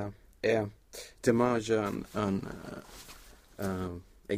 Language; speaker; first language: French; non-native, learner; Swedish